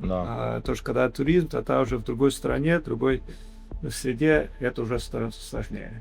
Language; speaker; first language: Russian; early bilingual, heritage; English